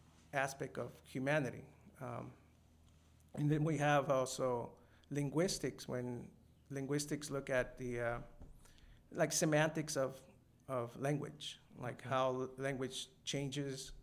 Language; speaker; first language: English; non-native, fluent; Spanish